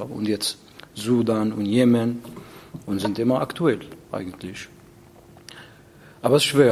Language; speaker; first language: German; non-native, learner; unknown